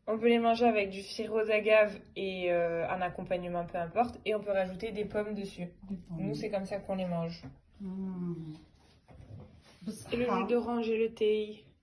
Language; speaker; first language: French; early bilingual, other home language; Arabic